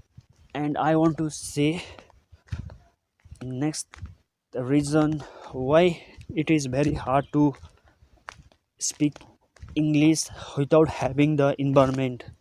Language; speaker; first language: English; non-native, local second language; Nepali